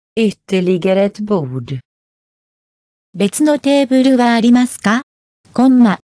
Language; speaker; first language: Japanese; native; Japanese